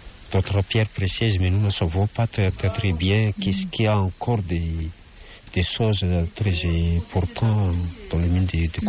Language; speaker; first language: French; non-native, local second language; Malagasy